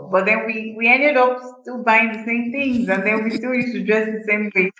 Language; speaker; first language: English; non-native, local second language; Yoruba